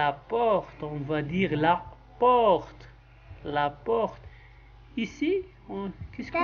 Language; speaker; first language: French; non-native, local second language; Arabic